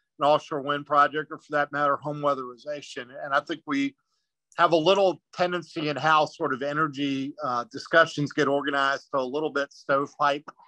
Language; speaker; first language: English; native; English